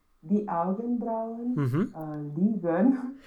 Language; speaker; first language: German; non-native, learner; Romanian